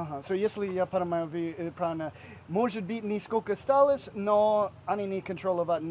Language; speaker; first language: Russian; non-native, learner; English